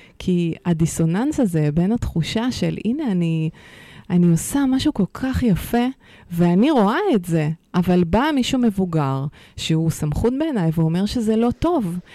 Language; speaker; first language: Hebrew; early bilingual, other home language; Russian